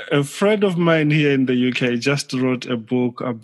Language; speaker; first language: English; non-native, local second language; Nyanja